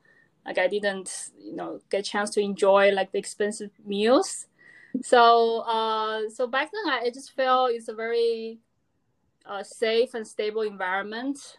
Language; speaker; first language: English; non-native, fluent; Chinese